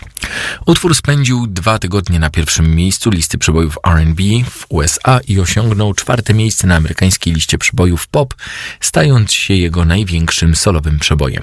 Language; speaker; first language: Polish; native; Polish